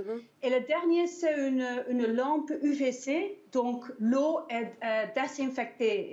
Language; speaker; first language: French; non-native, fluent; Dutch